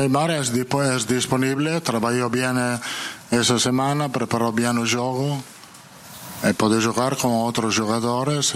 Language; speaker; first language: Portuguese; non-native, learner; Italian